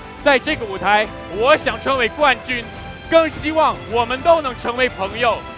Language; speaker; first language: Chinese; non-native, fluent; French